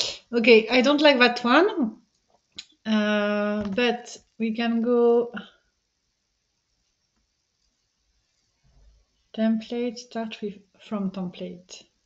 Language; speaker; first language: English; non-native, fluent; French